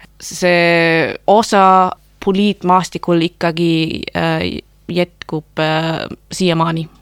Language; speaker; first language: Estonian; non-native, fluent; German